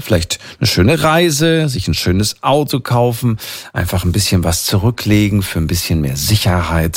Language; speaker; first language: German; native; German